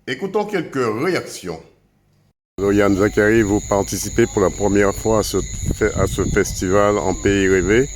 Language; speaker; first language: French; native; French